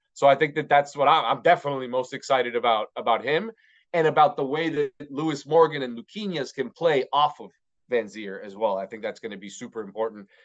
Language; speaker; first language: English; native; English